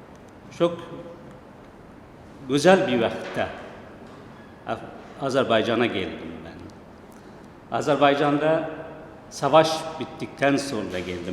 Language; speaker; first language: Turkish; non-native, learner; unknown